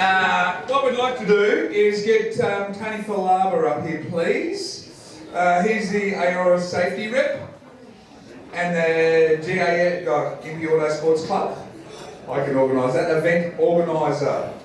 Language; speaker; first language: English; native; English